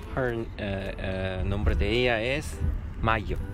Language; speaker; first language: Spanish; non-native, learner; Korean